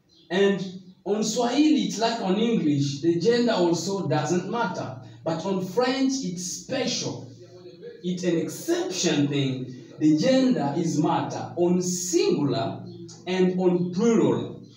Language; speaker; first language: English; non-native, fluent; Swahili